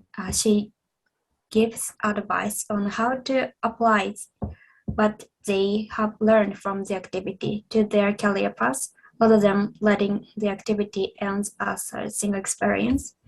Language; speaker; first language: English; non-native, fluent; Japanese